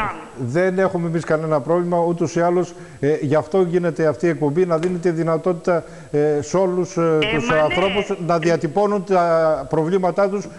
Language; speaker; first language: Greek; native; Greek